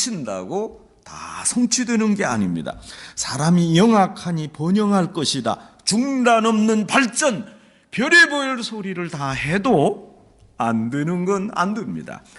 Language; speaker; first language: Korean; native; Korean